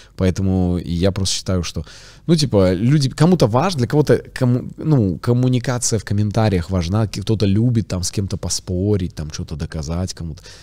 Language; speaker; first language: Russian; native; Russian